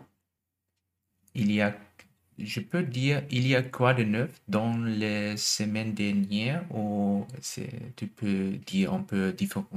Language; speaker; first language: French; non-native, learner; German